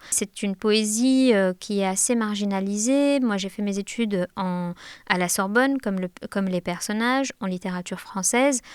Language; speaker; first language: French; non-native, local second language; Arabic